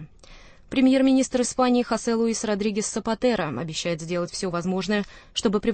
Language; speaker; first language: Russian; native; Russian